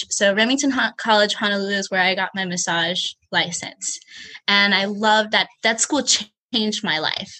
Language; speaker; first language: English; native; English